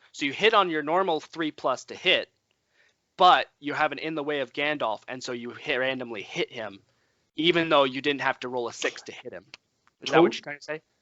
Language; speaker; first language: English; native; English